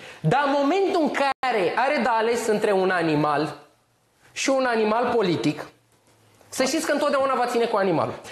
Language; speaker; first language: Romanian; native; Romanian